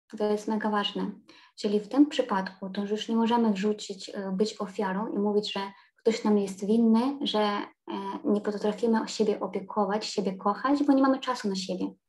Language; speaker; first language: Polish; non-native, fluent; Ukrainian